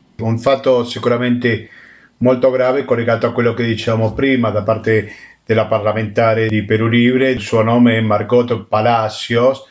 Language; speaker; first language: Italian; non-native, fluent; Spanish